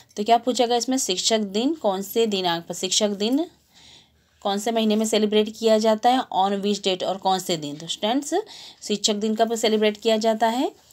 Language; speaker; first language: Hindi; non-native, local second language; Gujarati